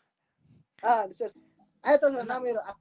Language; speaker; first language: Japanese; non-native, local second language; Indonesian